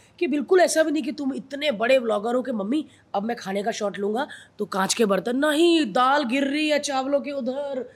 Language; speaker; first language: Hindi; native; Hindi